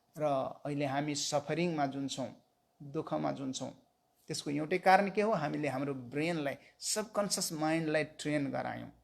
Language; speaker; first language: Nepali; non-native, local second language; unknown